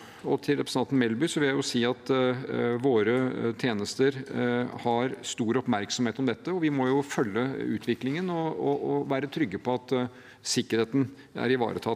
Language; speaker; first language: Norwegian; native; Norwegian